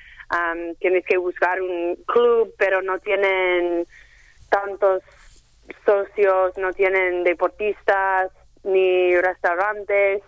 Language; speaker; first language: Spanish; non-native, fluent; English